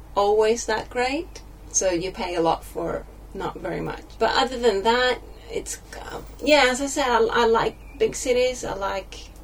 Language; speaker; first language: English; non-native, fluent; Swedish